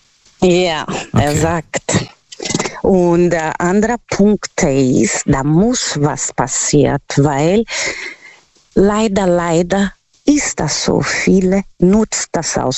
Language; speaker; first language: German; non-native, learner; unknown